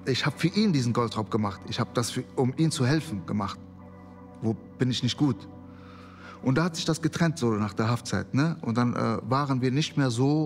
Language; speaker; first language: German; early bilingual, other home language; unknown